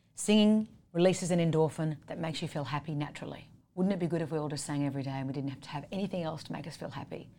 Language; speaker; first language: English; native; English